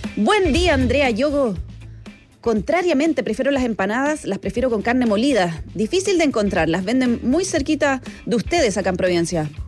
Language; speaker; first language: Spanish; native; Spanish